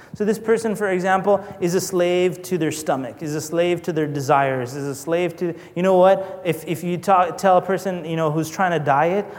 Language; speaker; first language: English; native; English